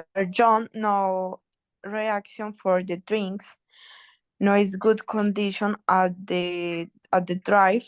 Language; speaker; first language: English; non-native, learner; Spanish